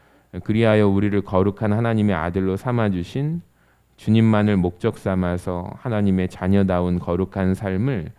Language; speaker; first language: Korean; native; Korean